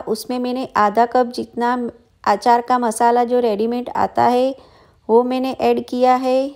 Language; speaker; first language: Hindi; non-native, local second language; Gujarati